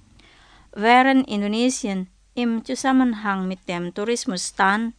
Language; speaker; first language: German; non-native, fluent; Indonesian